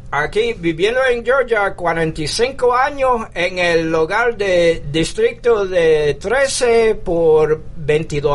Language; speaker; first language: Spanish; early bilingual, heritage; English